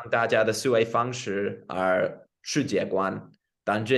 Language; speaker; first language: Chinese; non-native, fluent; English